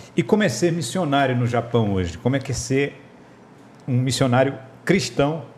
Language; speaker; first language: Portuguese; native; Portuguese